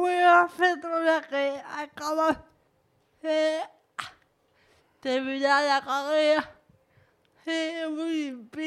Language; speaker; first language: Spanish; non-native, learner; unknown